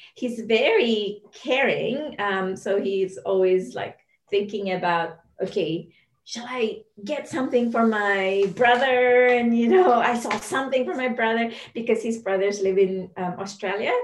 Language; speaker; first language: English; non-native, local second language; Filipino